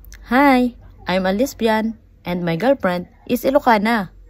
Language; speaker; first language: English; non-native, learner; Filipino